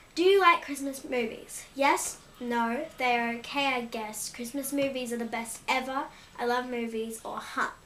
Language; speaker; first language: English; native; English